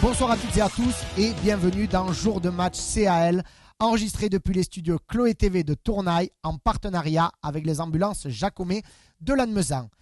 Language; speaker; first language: French; native; French